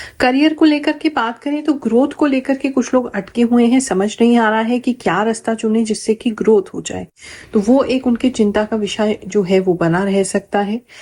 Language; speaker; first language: Hindi; native; Hindi